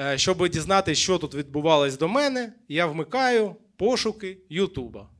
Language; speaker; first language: Ukrainian; native; Ukrainian